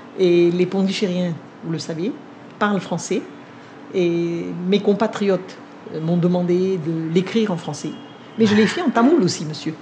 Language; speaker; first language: French; non-native, local second language; Vietnamese